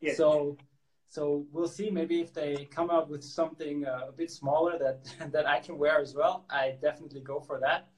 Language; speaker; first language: English; non-native, local second language; German